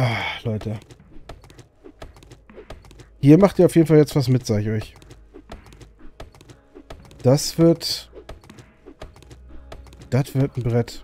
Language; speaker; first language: German; native; German